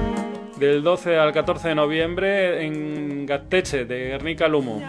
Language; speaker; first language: Spanish; native; Spanish